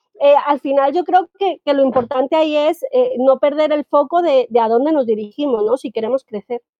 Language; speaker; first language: Spanish; native; Spanish